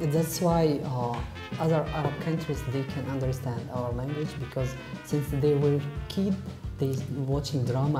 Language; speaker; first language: English; non-native, fluent; Arabic